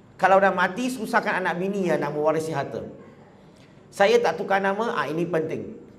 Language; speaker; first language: Malay; non-native, local second language; Chinese